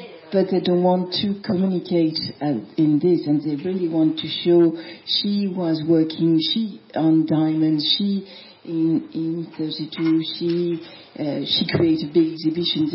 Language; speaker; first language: English; non-native, fluent; French